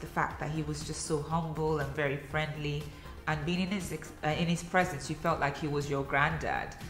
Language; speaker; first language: English; early bilingual, other home language; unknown